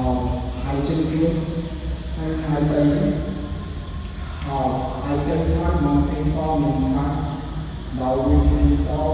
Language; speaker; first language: Vietnamese; non-native, learner; Hindi